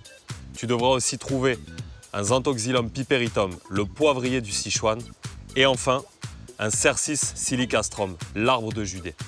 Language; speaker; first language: French; native; French